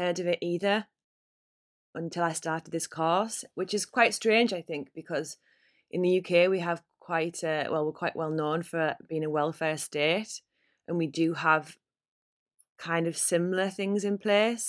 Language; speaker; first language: English; native; English